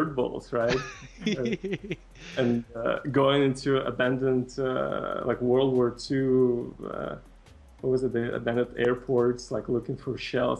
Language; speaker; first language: English; non-native, fluent; Russian